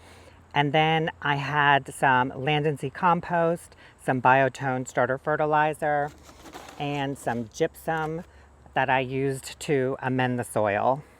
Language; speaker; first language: English; native; English